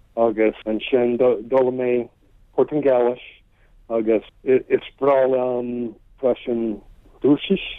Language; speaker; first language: Irish; non-native, learner; English